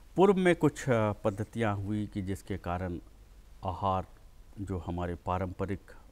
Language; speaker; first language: Hindi; native; Hindi